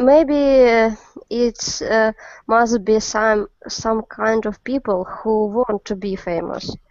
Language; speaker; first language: English; non-native, learner; Russian